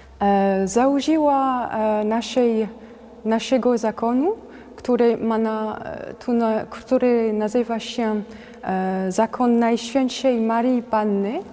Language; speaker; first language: Polish; non-native, learner; French